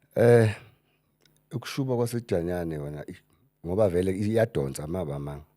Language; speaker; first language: Zulu; native; Zulu